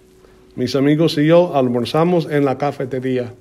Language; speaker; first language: Spanish; non-native, fluent; English